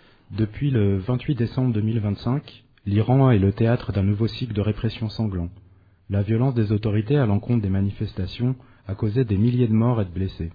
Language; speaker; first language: French; native; French